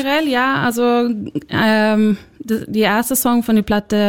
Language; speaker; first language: German; non-native, fluent; Swedish